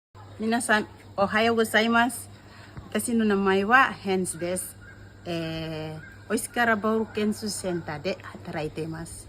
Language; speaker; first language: Japanese; non-native, learner; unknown